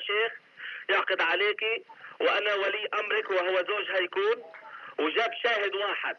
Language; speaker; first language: Arabic; native; Arabic